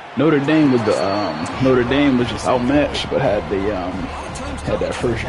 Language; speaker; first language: English; native; English